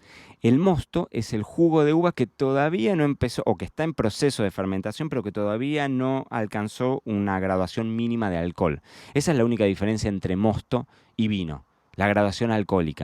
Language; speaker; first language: Spanish; native; Spanish